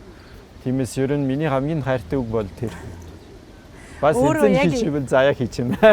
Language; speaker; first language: Mongolian; non-native, fluent; French